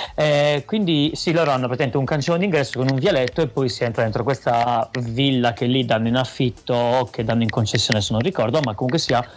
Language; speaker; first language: Italian; native; Italian